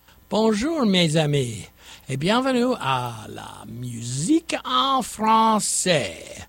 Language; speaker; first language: French; non-native, learner; English